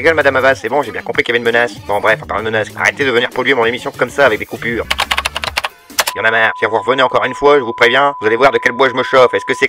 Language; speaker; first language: French; native; French